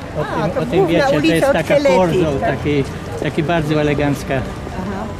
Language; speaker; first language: Polish; non-native, learner; Hungarian